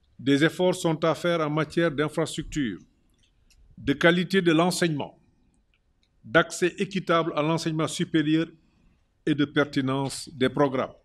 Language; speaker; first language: French; non-native, local second language; Wolof